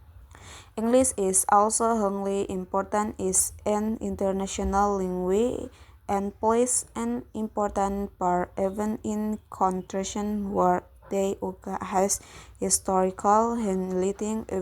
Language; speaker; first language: English; non-native, learner; Indonesian